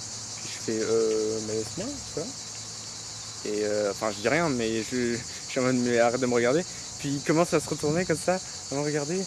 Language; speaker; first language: French; native; French